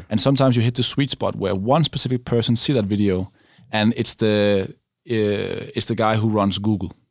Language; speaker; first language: English; non-native, fluent; Danish